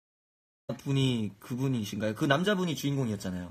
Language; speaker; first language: Korean; native; Korean